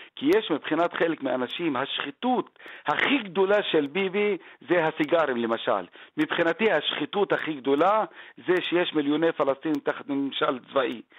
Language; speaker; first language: Hebrew; non-native, local second language; Arabic